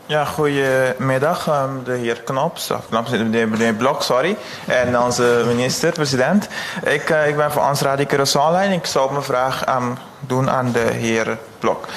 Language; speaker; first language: Dutch; non-native, local second language; Papiamento